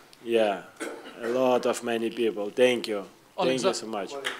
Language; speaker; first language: English; non-native, learner; Ukrainian